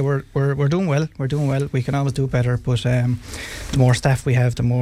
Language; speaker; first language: English; native; English